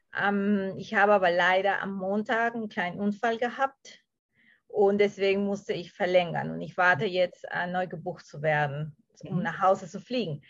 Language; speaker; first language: German; non-native, fluent; Spanish